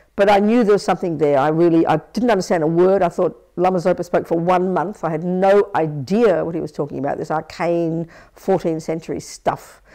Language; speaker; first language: English; native; English